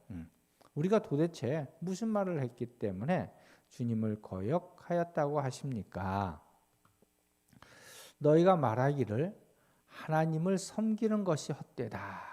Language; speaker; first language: Korean; native; Korean